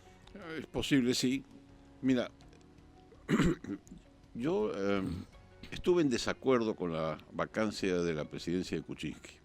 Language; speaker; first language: Spanish; native; Spanish